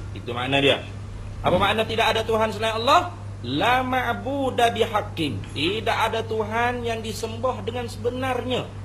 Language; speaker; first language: Malay; native; Malay